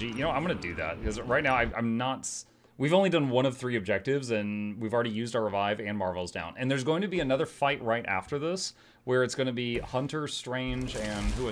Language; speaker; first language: English; native; English